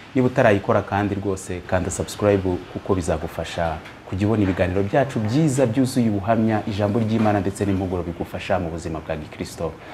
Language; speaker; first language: Kinyarwanda; native; Kinyarwanda